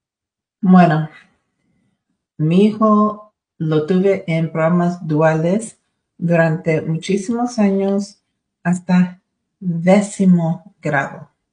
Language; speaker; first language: Spanish; early bilingual, other home language; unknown